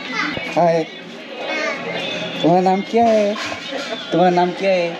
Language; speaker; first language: Hindi; non-native, learner; Bangla